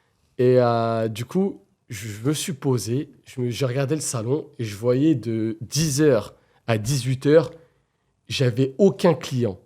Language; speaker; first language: French; native; French